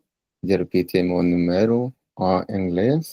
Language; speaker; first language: French; non-native, learner; Punjabi